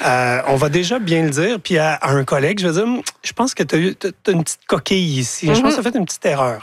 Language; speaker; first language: French; native; French